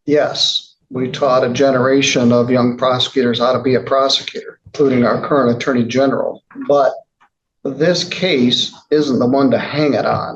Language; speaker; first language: English; native; English